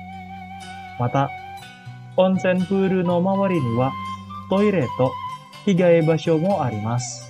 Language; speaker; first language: Japanese; non-native, fluent; Indonesian